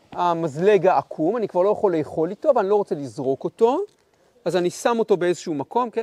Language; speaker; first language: Hebrew; native; Hebrew